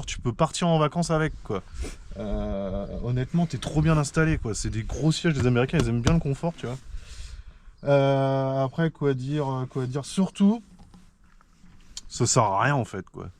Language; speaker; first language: French; native; French